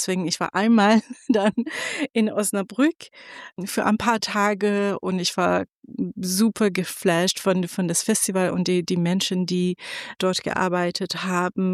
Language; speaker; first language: German; non-native, fluent; Persian